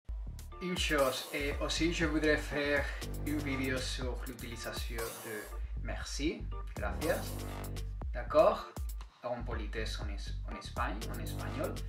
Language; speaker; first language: French; non-native, fluent; Spanish